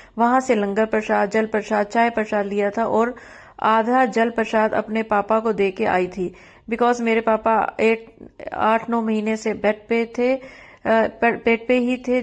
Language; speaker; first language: Hindi; native; Hindi